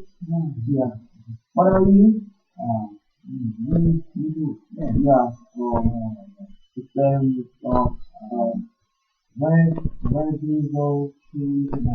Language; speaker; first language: English; non-native, learner; Vietnamese